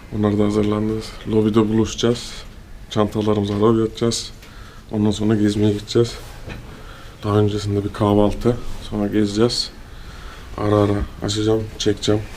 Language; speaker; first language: Turkish; early bilingual, heritage; Turkish